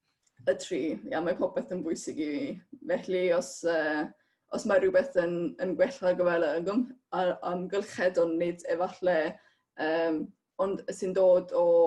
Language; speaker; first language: Welsh; non-native, fluent; Estonian